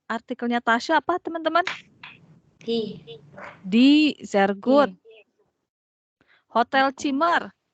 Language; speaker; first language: German; non-native, fluent; Indonesian